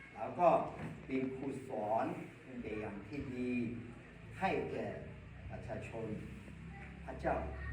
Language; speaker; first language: Thai; non-native, local second language; Akha